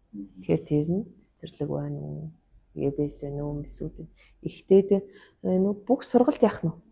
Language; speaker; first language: Mongolian; non-native, local second language; Kazakh